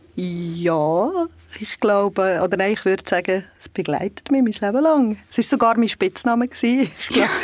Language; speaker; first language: German; early bilingual, other home language; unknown